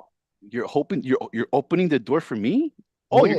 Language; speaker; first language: English; native; English